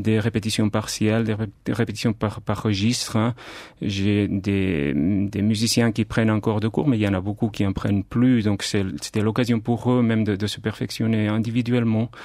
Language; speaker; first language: French; non-native, fluent; Catalan